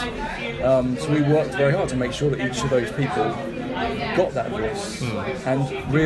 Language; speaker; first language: English; native; English